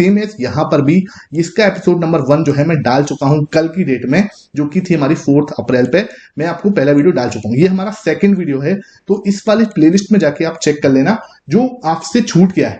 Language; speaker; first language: Hindi; native; Hindi